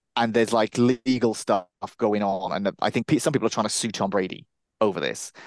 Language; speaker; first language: English; native; English